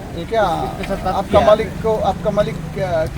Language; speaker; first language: Hindi; non-native, local second language; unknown